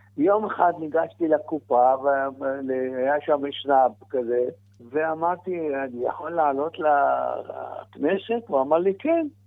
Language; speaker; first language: Hebrew; non-native, fluent; Arabic